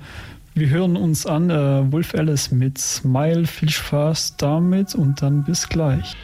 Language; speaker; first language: German; native; German